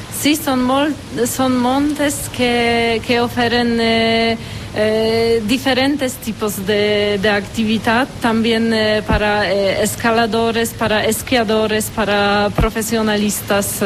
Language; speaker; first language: Spanish; non-native, fluent; Romanian